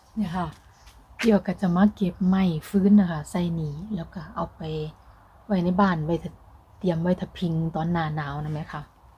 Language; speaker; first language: Thai; native; Thai